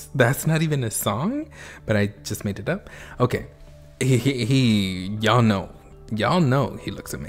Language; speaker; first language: English; native; English